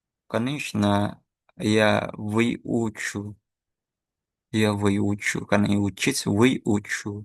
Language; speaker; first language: Russian; non-native, fluent; Indonesian